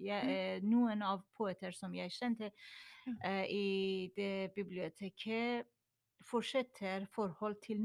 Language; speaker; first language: Norwegian; non-native, learner; Persian